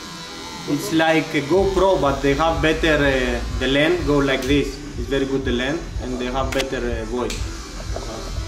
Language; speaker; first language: English; non-native, learner; Greek